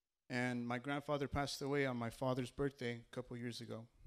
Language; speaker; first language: English; early bilingual, other home language; Spanish